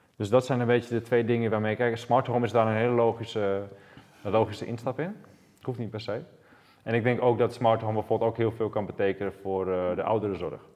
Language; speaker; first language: Dutch; native; Dutch